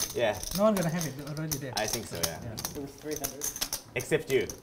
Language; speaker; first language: English; non-native, learner; Japanese